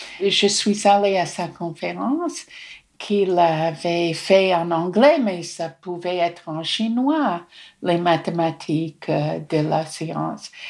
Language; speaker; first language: French; non-native, fluent; English